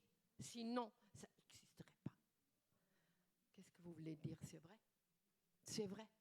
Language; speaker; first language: French; non-native, fluent; German